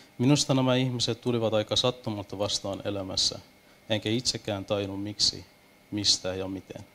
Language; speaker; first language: Finnish; non-native, fluent; Persian